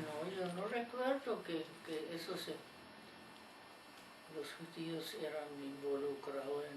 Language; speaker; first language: Spanish; non-native, fluent; German